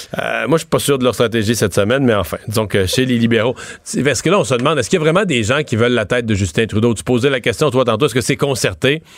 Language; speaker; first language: French; native; French